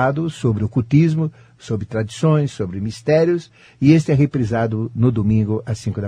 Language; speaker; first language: Portuguese; native; Portuguese